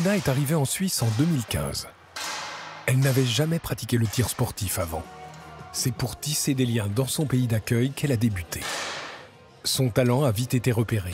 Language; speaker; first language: French; native; French